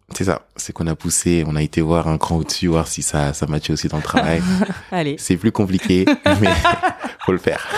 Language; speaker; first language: French; early bilingual, other home language; English